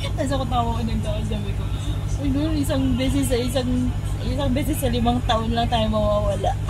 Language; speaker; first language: Filipino; native; Filipino